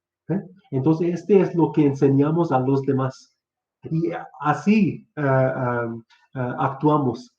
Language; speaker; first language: Spanish; non-native, fluent; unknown